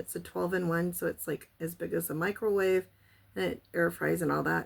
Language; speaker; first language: English; native; English